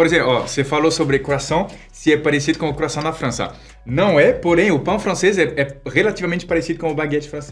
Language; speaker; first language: Portuguese; non-native, fluent; French